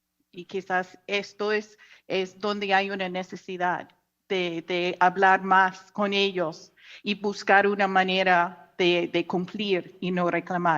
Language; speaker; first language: Spanish; non-native, fluent; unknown